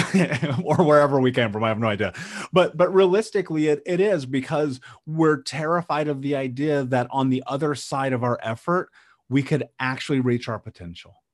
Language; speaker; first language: English; native; English